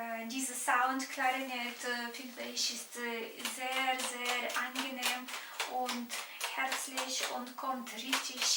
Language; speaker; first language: German; non-native, fluent; Romanian